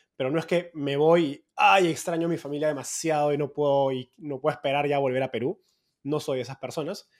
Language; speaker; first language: Spanish; native; Spanish